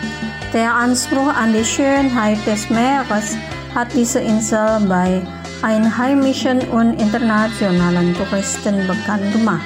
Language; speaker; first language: German; non-native, fluent; Indonesian